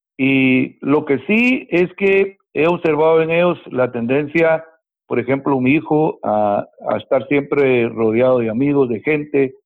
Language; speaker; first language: Spanish; native; Spanish